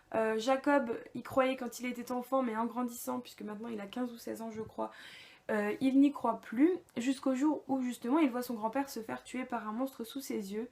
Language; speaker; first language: French; native; French